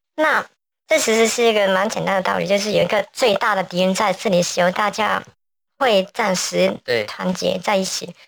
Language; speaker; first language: Chinese; non-native, local second language; Cantonese